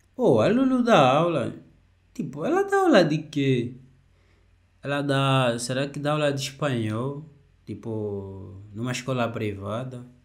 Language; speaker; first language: Portuguese; native; Portuguese